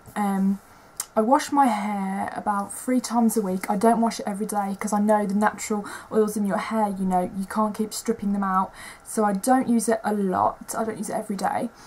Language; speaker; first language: English; native; English